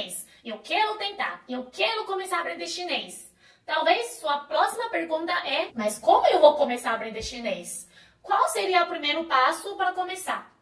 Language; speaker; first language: Portuguese; non-native, fluent; Chinese